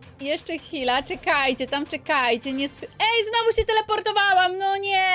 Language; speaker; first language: Polish; native; Polish